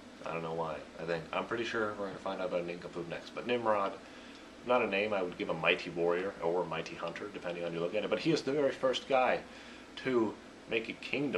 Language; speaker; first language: English; native; English